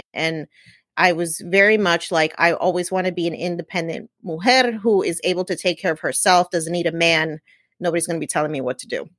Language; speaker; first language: English; native; English